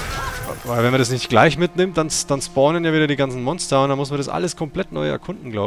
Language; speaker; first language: German; native; German